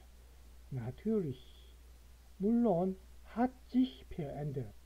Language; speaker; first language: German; non-native, learner; Korean